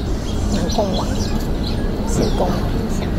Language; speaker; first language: Chinese; non-native, fluent; Japanese